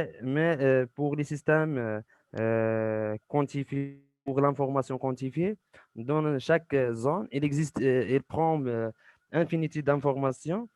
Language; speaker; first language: French; non-native, local second language; Arabic